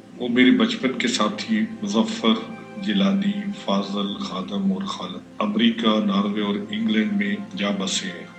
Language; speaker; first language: Urdu; non-native, local second language; Punjabi